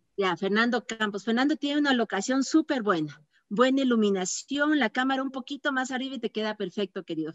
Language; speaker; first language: Spanish; native; Spanish